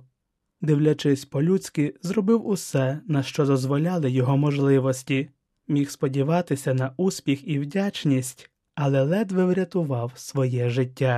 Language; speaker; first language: Ukrainian; native; Ukrainian